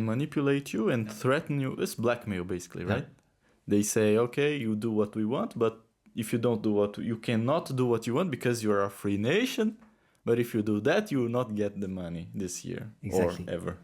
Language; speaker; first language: English; non-native, fluent; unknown